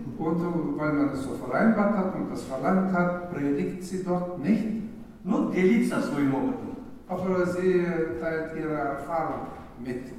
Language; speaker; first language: German; non-native, fluent; Russian